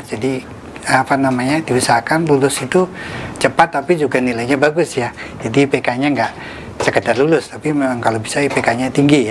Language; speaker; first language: Indonesian; native; Indonesian